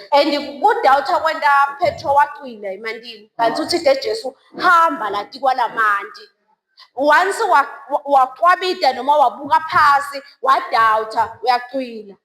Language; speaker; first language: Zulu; non-native, local second language; Swati